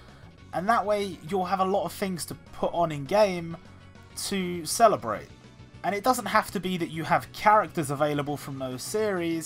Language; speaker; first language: English; native; English